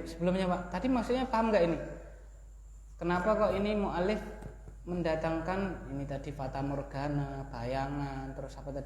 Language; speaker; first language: Indonesian; native; Indonesian